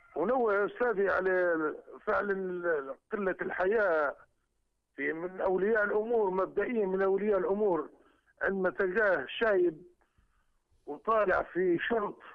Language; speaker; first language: Arabic; native; Arabic